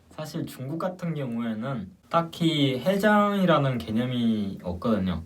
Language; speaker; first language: Korean; non-native, fluent; Chinese